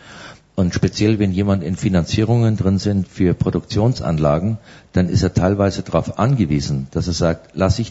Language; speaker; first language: German; native; German